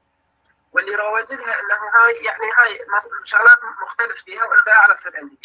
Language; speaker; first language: Arabic; native; Arabic